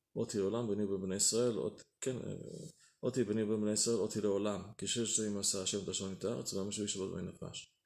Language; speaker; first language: Hebrew; native; Hebrew